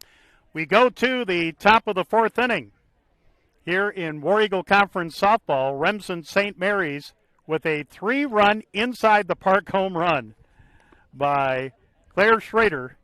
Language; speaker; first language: English; native; English